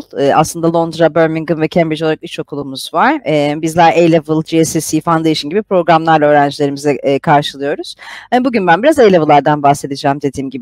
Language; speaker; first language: Turkish; native; Turkish